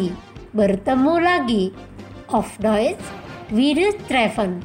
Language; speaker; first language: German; non-native, fluent; Indonesian